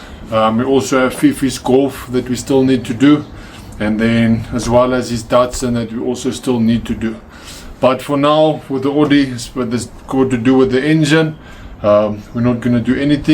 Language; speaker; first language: English; non-native, local second language; Afrikaans